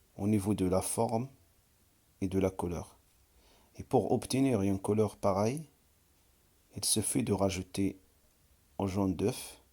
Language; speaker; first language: French; non-native, local second language; Arabic